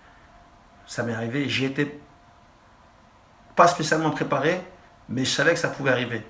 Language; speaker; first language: French; native; French